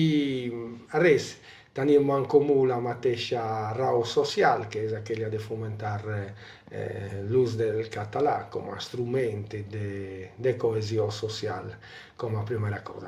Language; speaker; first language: Catalan; non-native, local second language; Italian